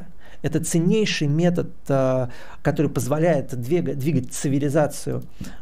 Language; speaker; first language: Russian; native; Russian